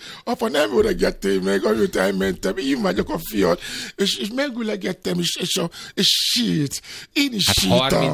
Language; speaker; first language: Hungarian; non-native, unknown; Yoruba